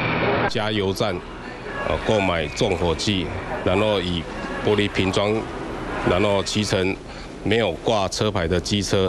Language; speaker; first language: Chinese; native; Chinese